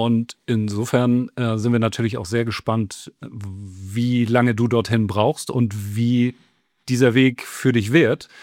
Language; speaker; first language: German; native; German